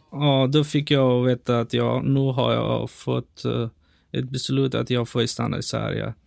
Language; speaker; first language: Swedish; non-native, fluent; Persian